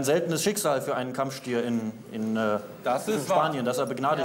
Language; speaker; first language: German; native; German